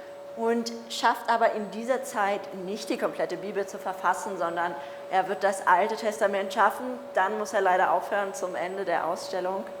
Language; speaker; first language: German; native; German